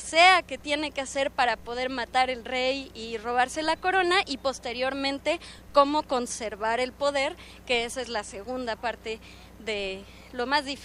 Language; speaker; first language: Spanish; native; Spanish